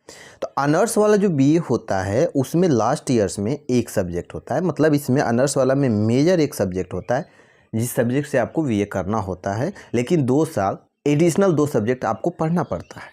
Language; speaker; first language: Hindi; native; Hindi